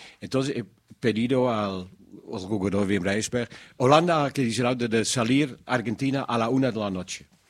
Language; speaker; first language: Spanish; non-native, learner; Dutch